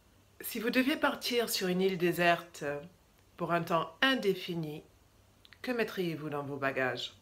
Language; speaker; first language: French; native; French